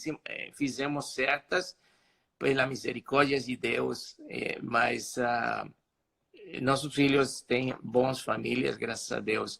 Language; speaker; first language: Portuguese; non-native, fluent; Spanish